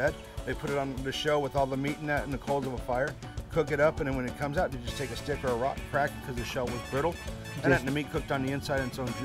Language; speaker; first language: English; native; English